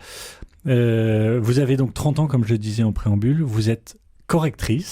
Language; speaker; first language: French; native; French